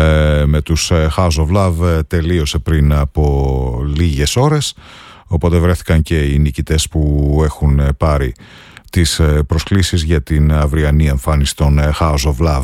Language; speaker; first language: Greek; native; Greek